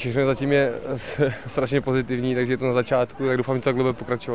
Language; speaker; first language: Czech; native; Czech